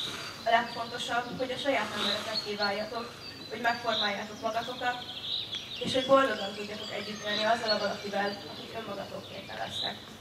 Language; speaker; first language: Hungarian; native; Hungarian